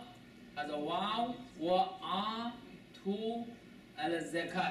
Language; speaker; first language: Arabic; non-native, learner; Chinese